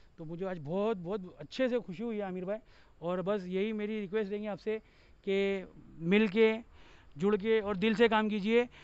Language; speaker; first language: Hindi; native; Hindi